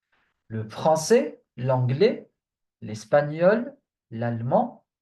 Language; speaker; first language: French; non-native, fluent; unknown